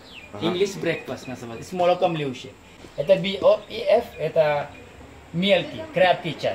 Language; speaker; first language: Russian; non-native, learner; Sinhala